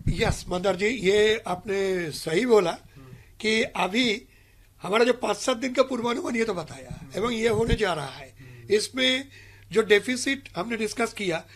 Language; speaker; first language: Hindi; non-native, local second language; Marathi